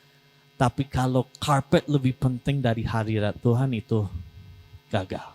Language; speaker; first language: Indonesian; non-native, learner; English